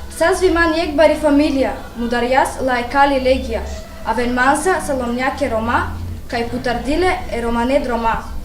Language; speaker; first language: Macedonian; non-native, local second language; Romany